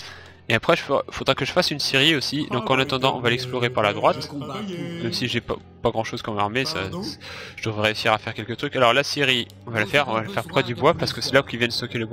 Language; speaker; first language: French; native; French